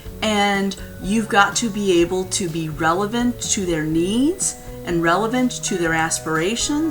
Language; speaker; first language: English; native; English